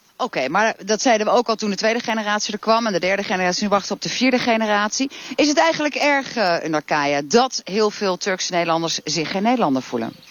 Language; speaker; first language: Dutch; native; Dutch